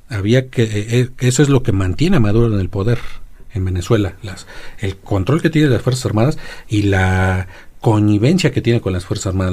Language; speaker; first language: Spanish; native; Spanish